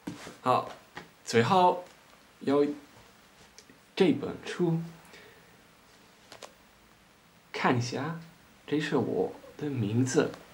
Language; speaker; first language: Chinese; non-native, learner; Dutch